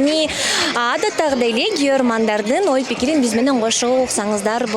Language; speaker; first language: Kyrgyz; native; Kyrgyz